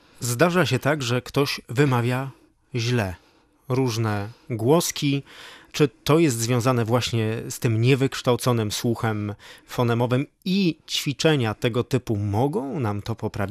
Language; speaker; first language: Polish; native; Polish